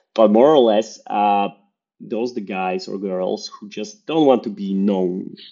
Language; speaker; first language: English; non-native, fluent; Polish